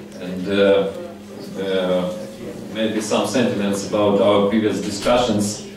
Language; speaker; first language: English; non-native, fluent; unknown